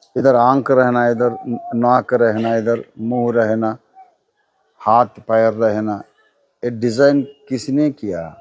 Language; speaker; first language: Hindi; non-native, local second language; Telugu